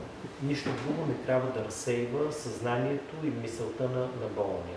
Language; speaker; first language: Bulgarian; native; Bulgarian